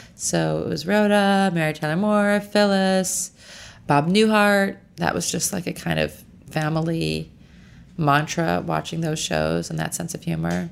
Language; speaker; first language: English; native; English